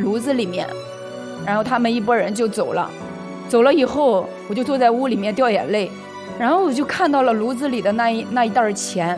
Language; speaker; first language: Chinese; native; Chinese